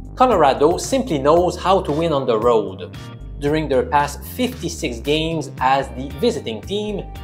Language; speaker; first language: English; non-native, fluent; French